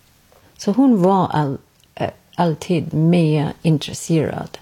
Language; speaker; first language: Swedish; non-native, learner; English